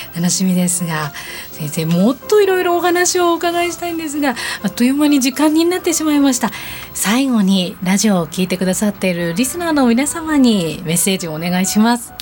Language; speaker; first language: Japanese; native; Japanese